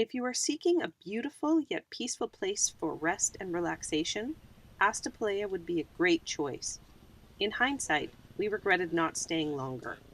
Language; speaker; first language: English; native; English